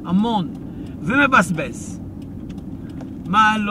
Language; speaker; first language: Hebrew; non-native, fluent; French